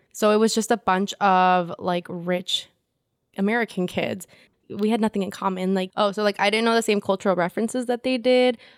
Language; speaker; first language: English; early bilingual, other home language; Spanish